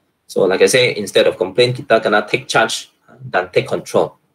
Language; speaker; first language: English; non-native, local second language; Malay